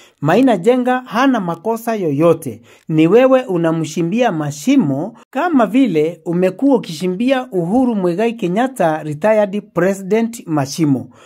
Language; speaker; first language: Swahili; non-native, local second language; Meru